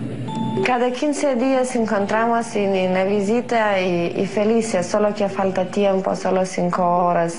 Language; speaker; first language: Spanish; non-native, learner; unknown